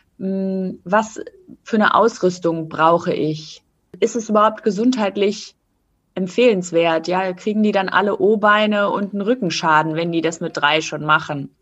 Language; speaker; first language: German; native; German